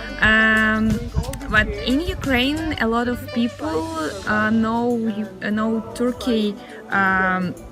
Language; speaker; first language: English; non-native, learner; Ukrainian